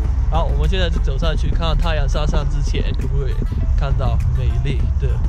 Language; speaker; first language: Chinese; native; Chinese